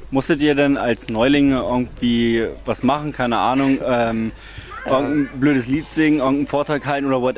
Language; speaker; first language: German; native; German